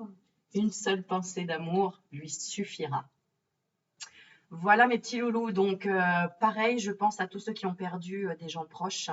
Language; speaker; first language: French; native; French